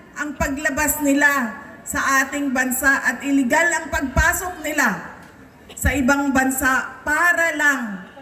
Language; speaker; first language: Filipino; non-native, local second language; Cebuano